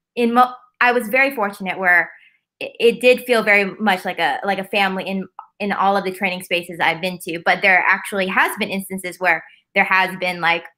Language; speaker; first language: English; native; English